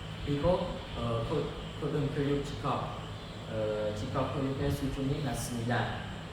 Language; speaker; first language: Korean; non-native, learner; Khmer